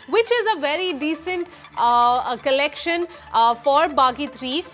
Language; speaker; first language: Hindi; native; Hindi